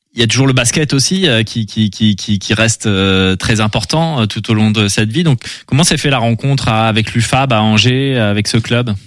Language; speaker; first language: French; native; French